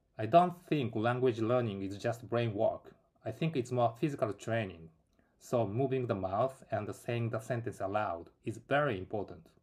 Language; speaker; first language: English; non-native, fluent; Japanese